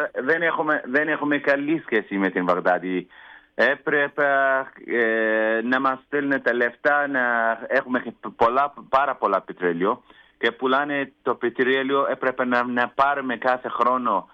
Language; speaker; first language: Greek; non-native, learner; Kurdish